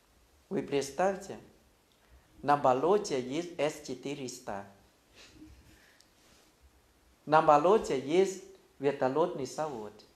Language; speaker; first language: Russian; non-native, fluent; Thai